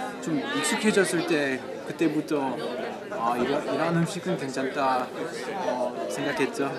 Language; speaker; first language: Korean; non-native, fluent; English